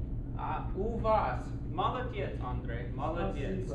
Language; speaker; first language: Russian; non-native, learner; English